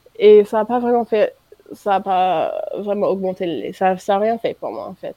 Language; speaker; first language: French; non-native, fluent; English